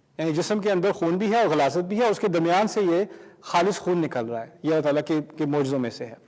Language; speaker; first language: Urdu; early bilingual, heritage; Urdu